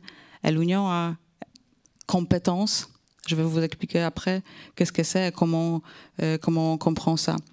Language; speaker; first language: French; non-native, fluent; Polish